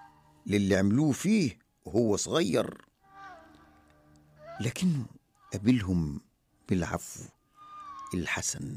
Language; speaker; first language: Arabic; native; Arabic